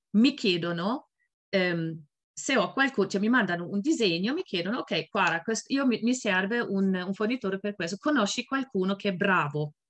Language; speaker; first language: Italian; non-native, fluent; German